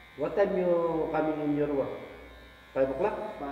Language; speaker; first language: English; non-native, local second language; Filipino